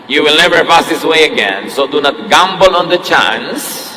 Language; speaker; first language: English; non-native, local second language; Filipino